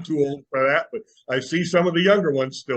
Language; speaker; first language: English; native; English